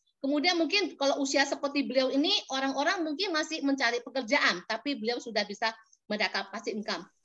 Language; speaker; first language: Indonesian; native; Indonesian